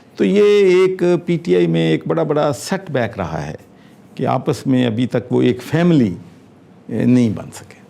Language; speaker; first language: Urdu; non-native, local second language; Punjabi